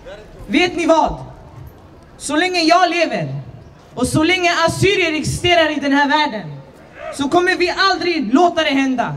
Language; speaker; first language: Swedish; early bilingual, other home language; Assyrian Neo-Aramaic